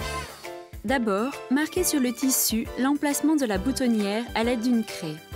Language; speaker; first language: French; native; French